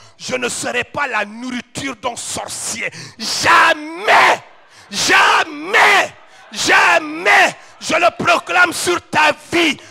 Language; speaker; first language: French; non-native, local second language; Wolof